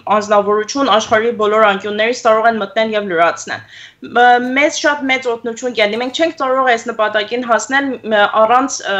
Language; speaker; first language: Armenian; early bilingual, heritage; Armenian